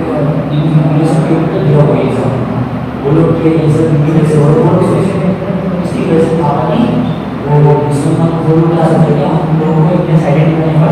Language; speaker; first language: Hindi; non-native, local second language; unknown